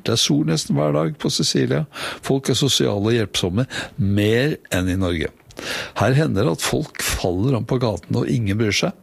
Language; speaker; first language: Norwegian; native; Norwegian